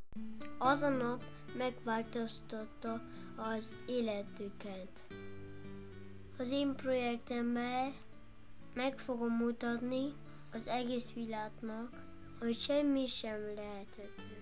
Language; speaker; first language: Hungarian; early bilingual, heritage; Hungarian